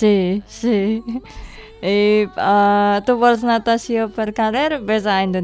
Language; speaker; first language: Catalan; non-native, learner; Indonesian